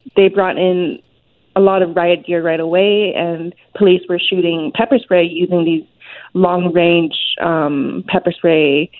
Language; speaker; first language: English; non-native, local second language; Cantonese